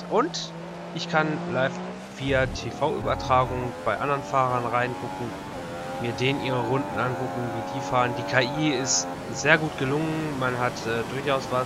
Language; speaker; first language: German; native; German